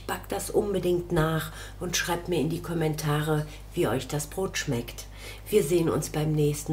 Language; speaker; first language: German; native; German